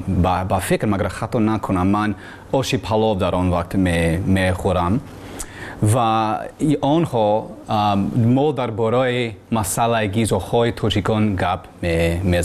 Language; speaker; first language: Persian; non-native, learner; English